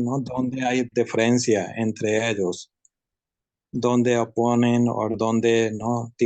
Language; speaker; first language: Spanish; non-native, learner; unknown